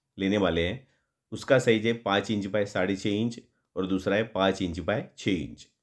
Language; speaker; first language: Hindi; non-native, local second language; Marathi